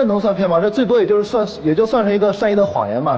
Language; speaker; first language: Chinese; native; Chinese